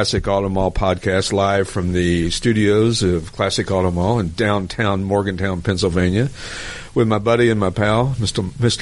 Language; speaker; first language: English; native; English